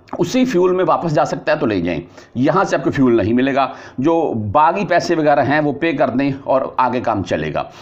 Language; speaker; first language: Urdu; non-native, local second language; Punjabi